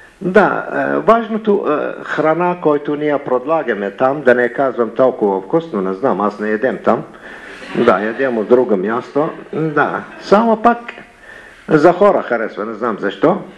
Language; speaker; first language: Bulgarian; non-native, learner; Arabic